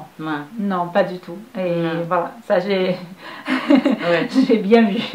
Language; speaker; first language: French; non-native, fluent; Portuguese